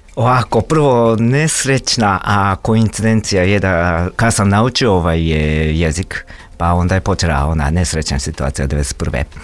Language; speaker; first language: Serbian; non-native, fluent; Japanese